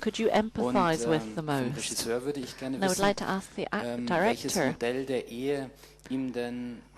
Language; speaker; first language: German; native; German